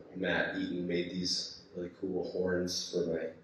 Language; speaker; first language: English; native; English